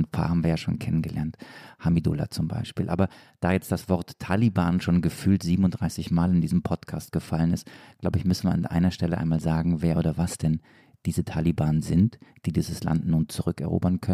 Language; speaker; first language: German; native; German